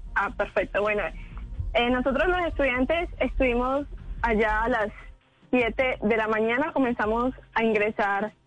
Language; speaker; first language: Spanish; native; Spanish